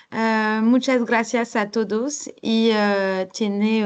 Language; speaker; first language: Spanish; non-native, learner; French